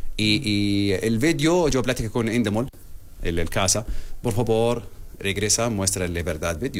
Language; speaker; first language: Spanish; non-native, learner; Arabic